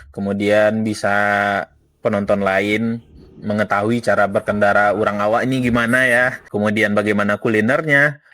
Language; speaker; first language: Indonesian; non-native, local second language; Minangkabau